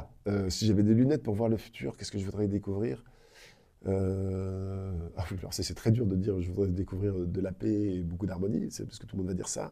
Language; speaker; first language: French; native; French